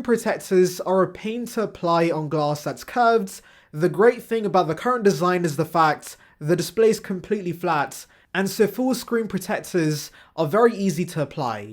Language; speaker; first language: English; native; English